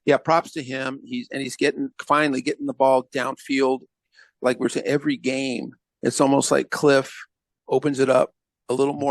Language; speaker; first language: English; native; English